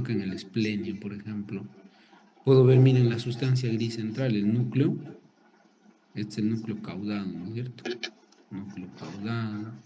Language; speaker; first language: Spanish; native; Spanish